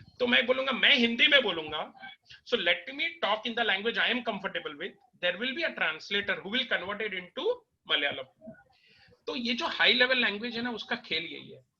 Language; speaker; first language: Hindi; native; Hindi